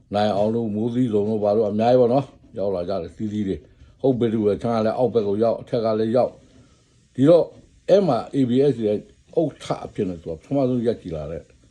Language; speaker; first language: Burmese; non-native, local second language; Karen languages